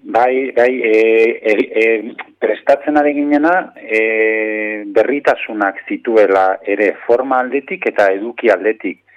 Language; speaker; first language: Basque; non-native, local second language; Spanish